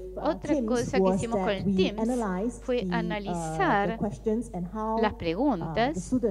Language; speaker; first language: Spanish; non-native, fluent; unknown